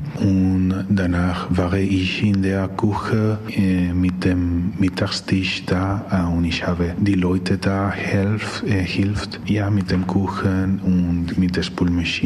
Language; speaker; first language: German; non-native, learner; Spanish